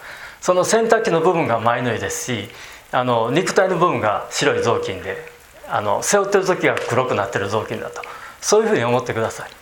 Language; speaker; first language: Japanese; native; Japanese